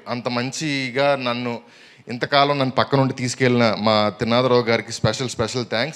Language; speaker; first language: Telugu; native; Telugu